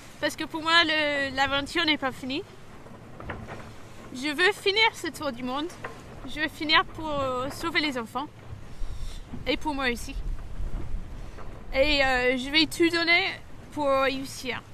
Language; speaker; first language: French; non-native, fluent; English